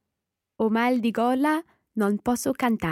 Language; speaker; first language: Italian; non-native, learner; English